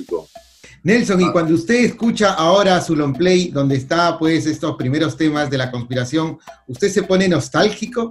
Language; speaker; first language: Spanish; native; Spanish